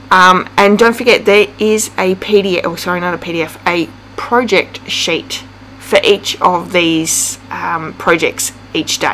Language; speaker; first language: English; native; English